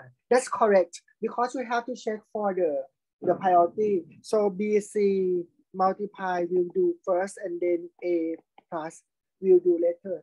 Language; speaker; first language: English; non-native, fluent; Thai